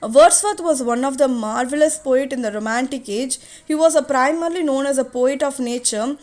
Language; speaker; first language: English; non-native, local second language; Tamil